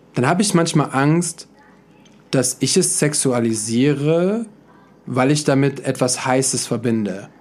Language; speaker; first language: German; native; German